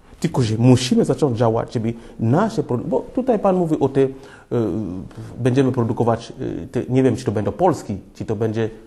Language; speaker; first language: Polish; non-native, fluent; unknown